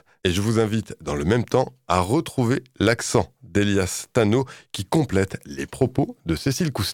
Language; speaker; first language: French; native; French